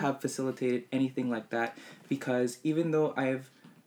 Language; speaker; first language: English; native; English